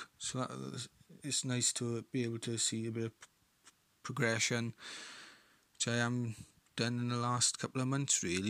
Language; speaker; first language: English; native; English